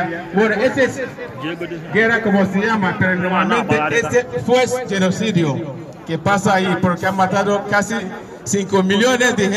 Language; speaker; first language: Spanish; non-native, learner; Igbo